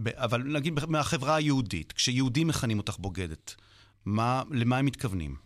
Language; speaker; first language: Hebrew; native; Hebrew